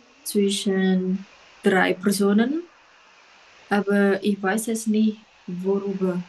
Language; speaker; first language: German; non-native, learner; Indonesian